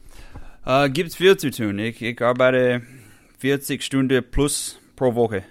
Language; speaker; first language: German; non-native, fluent; English